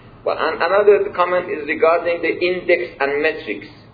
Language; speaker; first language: English; non-native, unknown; Persian